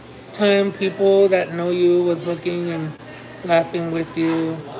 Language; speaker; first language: English; early bilingual, other home language; Spanish